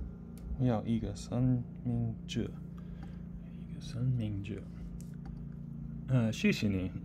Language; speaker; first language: Chinese; non-native, learner; English